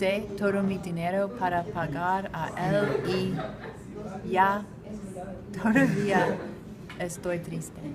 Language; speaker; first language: Spanish; non-native, learner; English